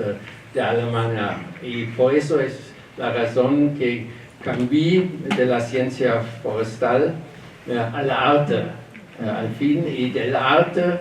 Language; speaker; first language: Spanish; non-native, learner; German